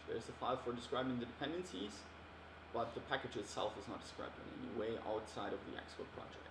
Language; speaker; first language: English; non-native, fluent; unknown